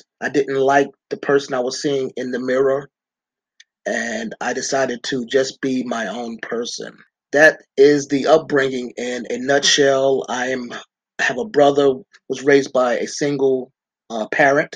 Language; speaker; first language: English; native; English